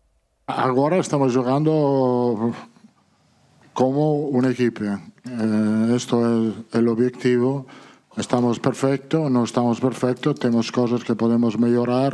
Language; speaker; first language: Spanish; non-native, fluent; Italian